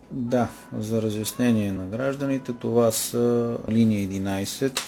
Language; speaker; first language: Bulgarian; native; Bulgarian